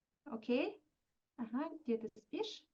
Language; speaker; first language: Russian; non-native, fluent; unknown